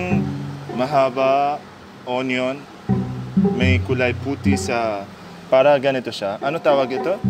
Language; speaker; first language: Filipino; non-native, learner; Arabic